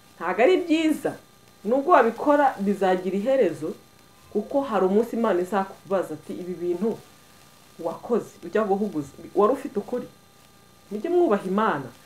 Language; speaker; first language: Kinyarwanda; early bilingual, heritage; Kinyarwanda